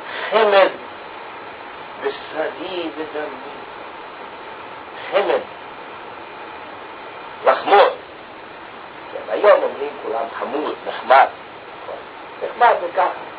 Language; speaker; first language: Hebrew; non-native, fluent; Russian